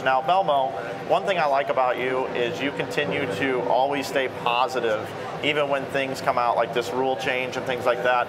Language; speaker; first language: English; native; English